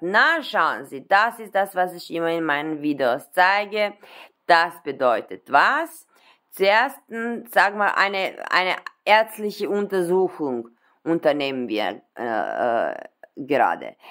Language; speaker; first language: German; non-native, fluent; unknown